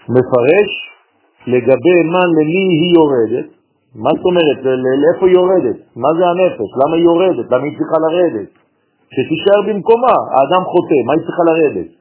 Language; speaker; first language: Hebrew; non-native, fluent; French